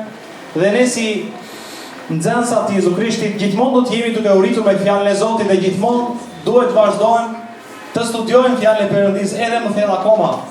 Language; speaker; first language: Albanian; native; Albanian